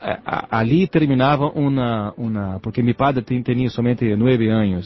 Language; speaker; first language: Spanish; non-native, learner; Portuguese